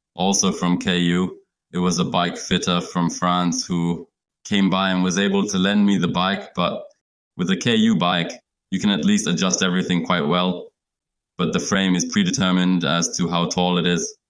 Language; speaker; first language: English; non-native, fluent; German